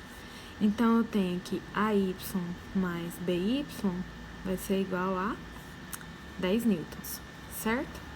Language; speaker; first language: Portuguese; native; Portuguese